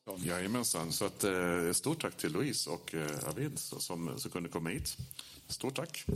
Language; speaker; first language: Swedish; native; Swedish